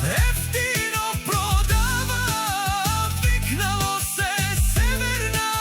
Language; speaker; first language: Bulgarian; non-native, local second language; Romany